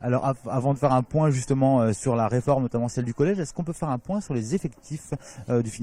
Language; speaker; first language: French; native; French